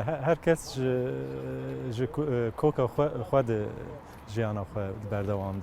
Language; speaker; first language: Kurdish; non-native, local second language; Zaza